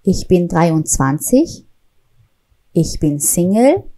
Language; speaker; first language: German; non-native, fluent; Persian